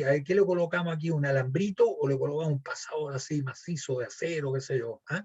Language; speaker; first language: Spanish; native; Spanish